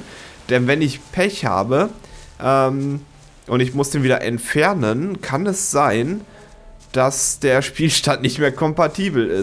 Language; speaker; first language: German; native; German